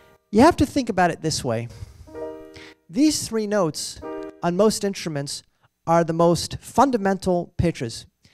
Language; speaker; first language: English; native; English